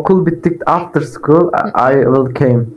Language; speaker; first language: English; non-native, learner; Turkish